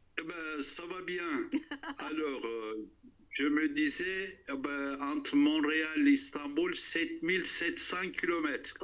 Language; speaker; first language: French; non-native, fluent; Turkish